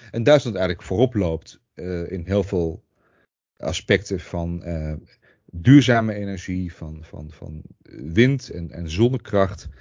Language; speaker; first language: Dutch; native; Dutch